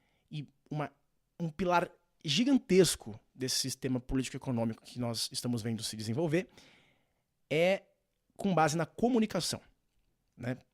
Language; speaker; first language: Portuguese; native; Portuguese